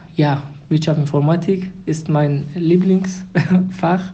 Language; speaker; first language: German; non-native, fluent; Persian